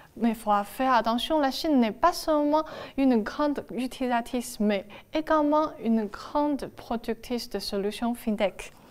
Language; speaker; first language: French; non-native, fluent; Chinese